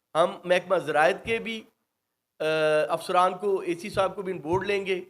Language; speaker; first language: Urdu; non-native, local second language; Punjabi